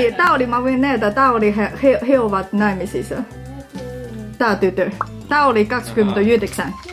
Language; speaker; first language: Finnish; non-native, learner; Chinese